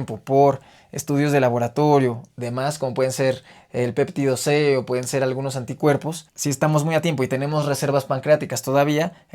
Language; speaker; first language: Spanish; native; Spanish